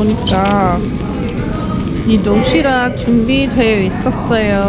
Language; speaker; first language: Korean; non-native, fluent; English